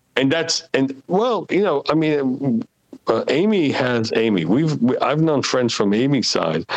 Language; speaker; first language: English; non-native, fluent; Hebrew